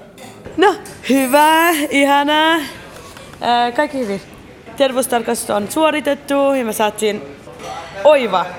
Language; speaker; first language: Finnish; early bilingual, other home language; Arabic